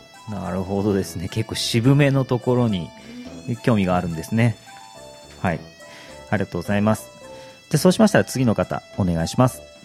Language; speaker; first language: Japanese; native; Japanese